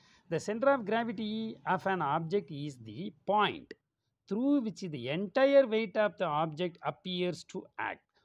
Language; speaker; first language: English; non-native, local second language; Tamil